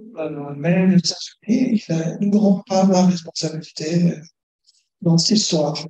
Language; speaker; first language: French; non-native, fluent; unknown